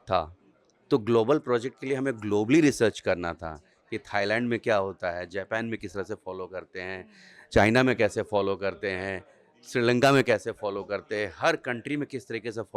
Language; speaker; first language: Hindi; native; Hindi